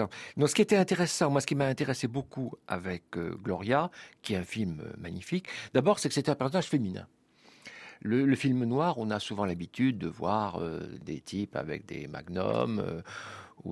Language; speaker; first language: French; native; French